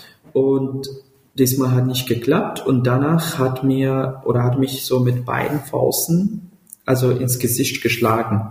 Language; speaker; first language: German; non-native, fluent; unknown